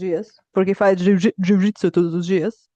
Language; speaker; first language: Portuguese; non-native, fluent; Bulgarian